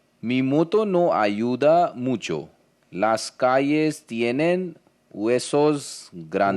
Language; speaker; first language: Spanish; non-native, learner; Hindi